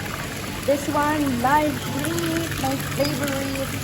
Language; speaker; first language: English; non-native, local second language; Filipino